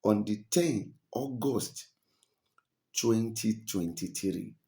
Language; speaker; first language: English; non-native, local second language; Yoruba